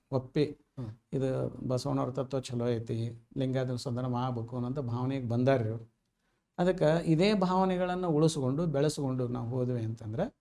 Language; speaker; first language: Kannada; native; Kannada